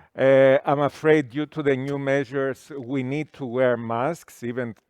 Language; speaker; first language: English; non-native, fluent; Greek